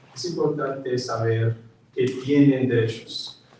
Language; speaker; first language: Spanish; early bilingual, heritage; Spanish